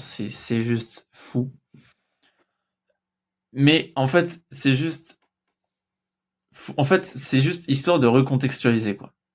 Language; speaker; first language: French; native; French